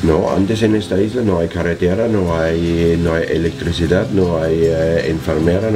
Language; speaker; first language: Spanish; non-native, learner; German